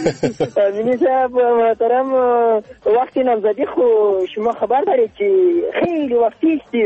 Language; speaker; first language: Persian; non-native, local second language; Pashto